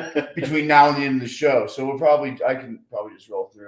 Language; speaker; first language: English; native; English